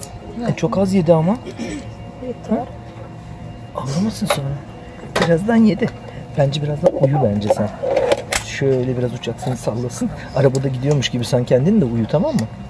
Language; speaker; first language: Turkish; native; Turkish